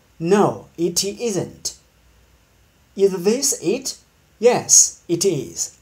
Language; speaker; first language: English; non-native, learner; Chinese